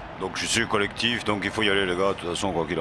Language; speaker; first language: French; native; French